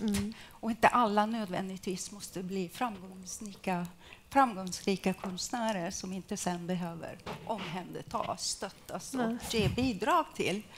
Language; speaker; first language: Swedish; non-native, fluent; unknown